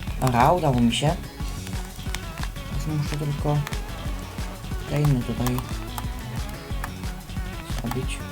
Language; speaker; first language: Polish; native; Polish